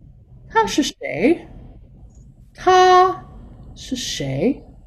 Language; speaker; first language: Chinese; non-native, fluent; English